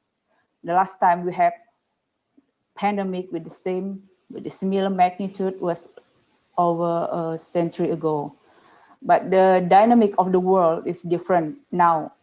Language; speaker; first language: English; non-native, fluent; Indonesian